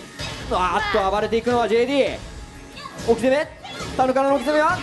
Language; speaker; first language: Japanese; native; Japanese